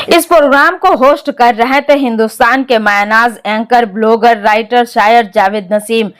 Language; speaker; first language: Hindi; native; Hindi